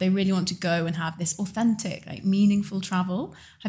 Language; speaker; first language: English; native; English